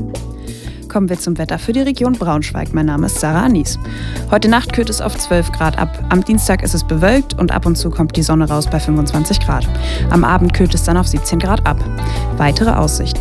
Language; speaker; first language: German; native; German